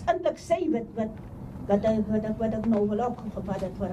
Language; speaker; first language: Dutch; non-native, local second language; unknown